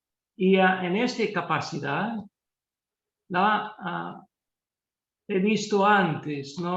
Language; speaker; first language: Spanish; non-native, fluent; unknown